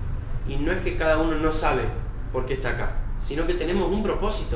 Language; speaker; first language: Spanish; native; Spanish